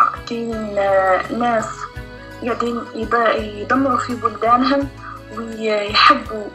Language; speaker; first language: Arabic; native; Arabic